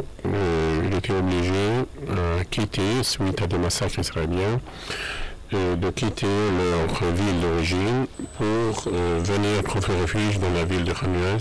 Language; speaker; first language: French; non-native, fluent; Arabic